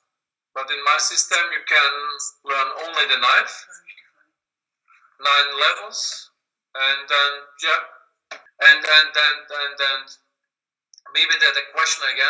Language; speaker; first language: English; non-native, learner; German